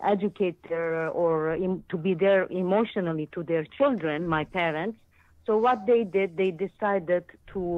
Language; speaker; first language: English; non-native, fluent; Arabic